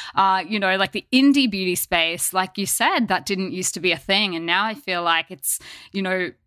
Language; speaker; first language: English; native; English